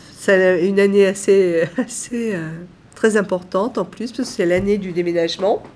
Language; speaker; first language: French; native; French